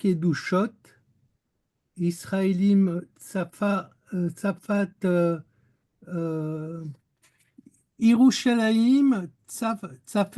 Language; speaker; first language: Hebrew; non-native, learner; French